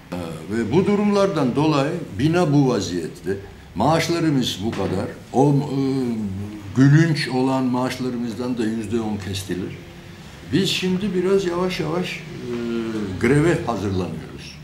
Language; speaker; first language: Turkish; non-native, fluent; Georgian